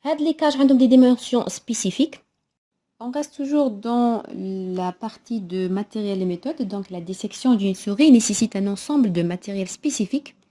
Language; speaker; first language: French; non-native, local second language; Arabic